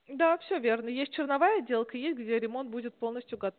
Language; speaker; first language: Russian; native; Russian